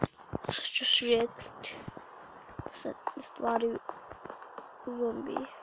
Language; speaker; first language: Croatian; early bilingual, heritage; Bosnian